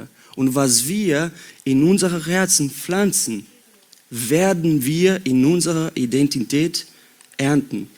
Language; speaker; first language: German; non-native, learner; Portuguese